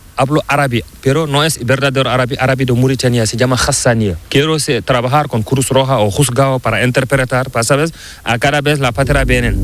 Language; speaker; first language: Spanish; non-native, learner; Fula